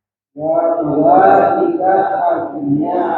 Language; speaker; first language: Arabic; non-native, learner; Indonesian